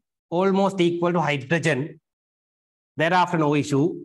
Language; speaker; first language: English; non-native, local second language; Sinhala